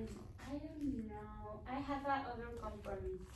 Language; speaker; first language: English; non-native, learner; Spanish